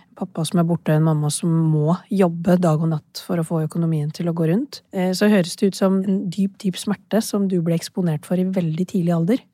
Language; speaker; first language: Norwegian; early bilingual, other home language; Urdu